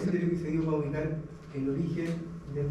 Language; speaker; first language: Spanish; native; Spanish